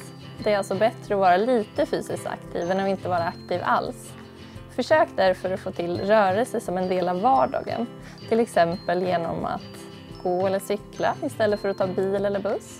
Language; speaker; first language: Swedish; native; Swedish